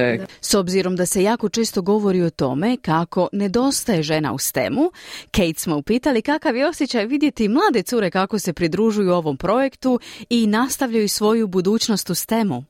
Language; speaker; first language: Serbian; native; Serbian